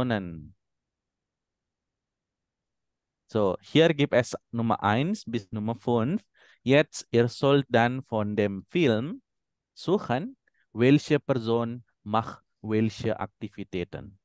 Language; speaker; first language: German; non-native, fluent; Indonesian